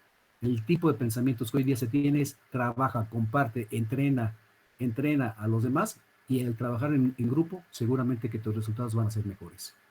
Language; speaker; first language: Spanish; native; Spanish